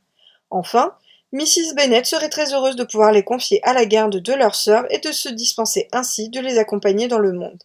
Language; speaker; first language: French; native; French